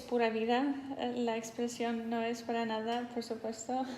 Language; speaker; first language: Spanish; non-native, fluent; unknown